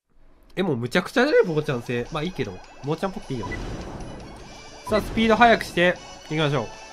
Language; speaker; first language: Japanese; native; Japanese